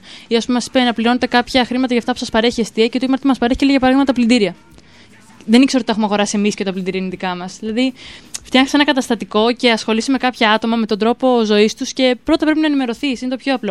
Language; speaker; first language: Greek; native; Greek